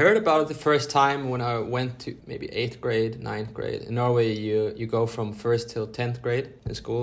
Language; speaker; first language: English; non-native, fluent; Norwegian